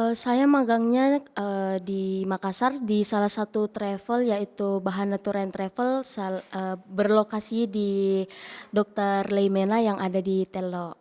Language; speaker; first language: Indonesian; native; Indonesian